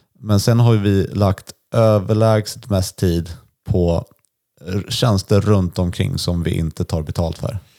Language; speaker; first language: Swedish; native; Swedish